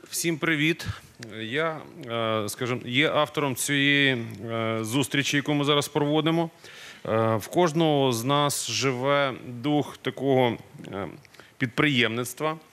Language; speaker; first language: Ukrainian; non-native, local second language; Russian